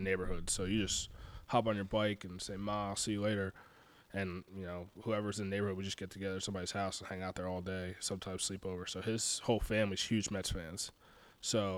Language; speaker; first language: English; native; English